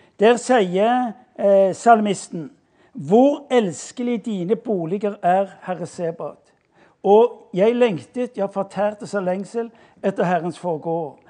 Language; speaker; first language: Norwegian; native; Norwegian